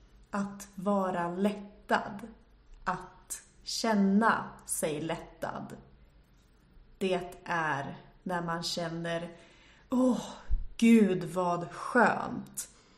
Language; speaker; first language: Swedish; native; Swedish